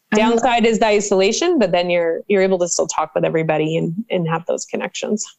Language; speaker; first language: English; native; English